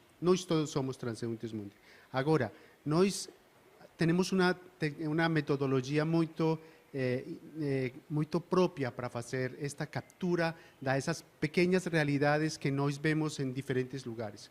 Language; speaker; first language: Portuguese; non-native, learner; Spanish